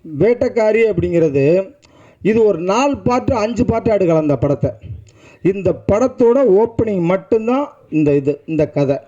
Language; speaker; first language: Tamil; native; Tamil